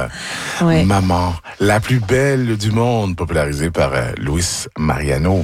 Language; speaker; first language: French; native; French